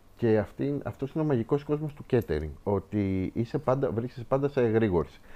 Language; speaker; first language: Greek; early bilingual, heritage; Greek